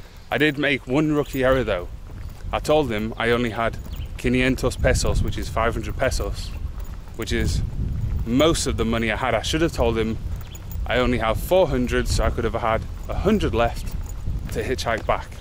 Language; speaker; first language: English; native; English